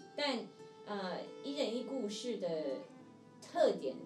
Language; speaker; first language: Chinese; non-native, fluent; English